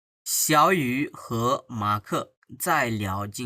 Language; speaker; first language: Chinese; non-native, fluent; Bangla